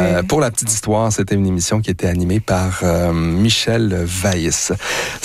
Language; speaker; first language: French; native; French